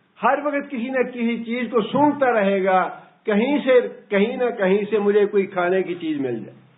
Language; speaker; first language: Urdu; non-native, local second language; Punjabi